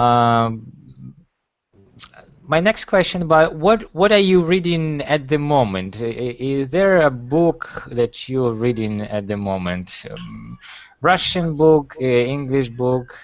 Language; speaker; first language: English; non-native, fluent; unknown